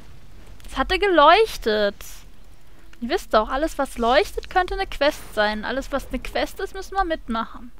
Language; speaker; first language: German; native; German